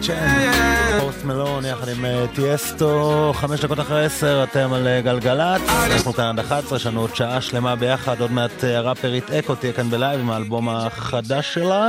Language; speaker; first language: Hebrew; native; Hebrew